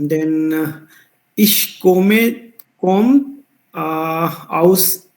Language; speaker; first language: German; non-native, learner; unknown